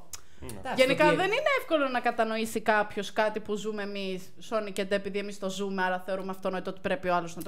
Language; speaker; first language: Greek; native; Greek